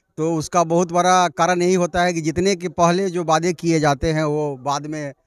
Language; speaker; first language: Hindi; native; Hindi